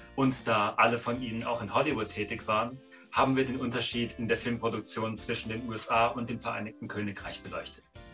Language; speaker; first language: German; native; German